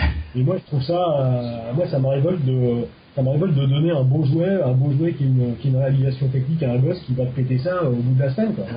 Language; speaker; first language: French; native; French